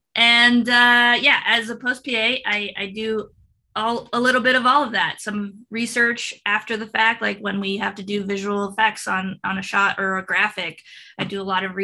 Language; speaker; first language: English; non-native, fluent; Spanish